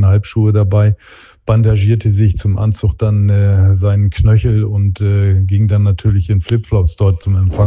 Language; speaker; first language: German; native; German